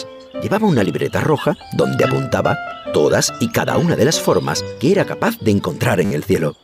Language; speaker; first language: Spanish; native; Spanish